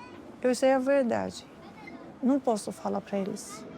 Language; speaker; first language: Portuguese; non-native, learner; Arabic